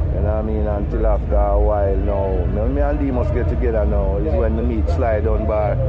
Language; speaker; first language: English; non-native, local second language; Jamaican Creole English